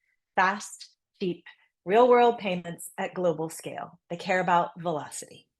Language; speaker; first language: English; native; English